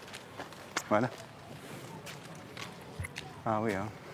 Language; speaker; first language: French; native; French